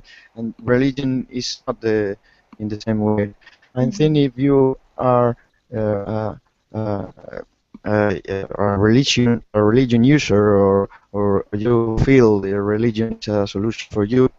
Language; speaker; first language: English; non-native, learner; Spanish